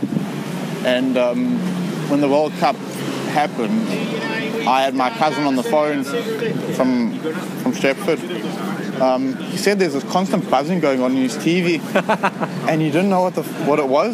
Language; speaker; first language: English; native; English